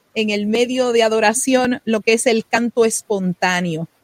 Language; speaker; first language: Spanish; native; Spanish